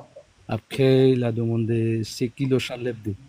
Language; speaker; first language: French; non-native, learner; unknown